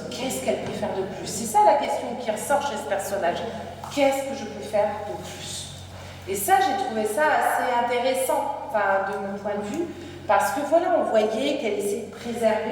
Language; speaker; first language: French; native; French